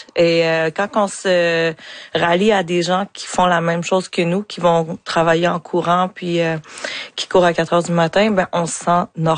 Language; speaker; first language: French; native; French